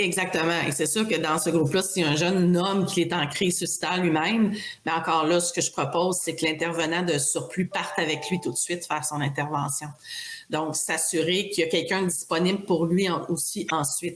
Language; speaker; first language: French; native; French